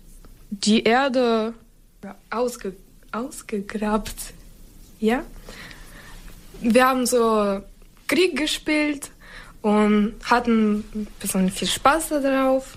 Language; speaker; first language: German; non-native, learner; Ukrainian